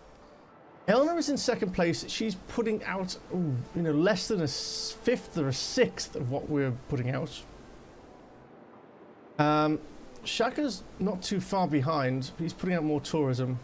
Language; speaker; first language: English; native; English